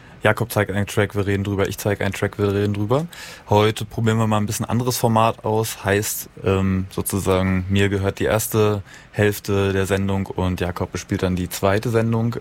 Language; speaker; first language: German; native; German